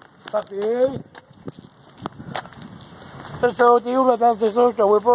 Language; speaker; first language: French; native; French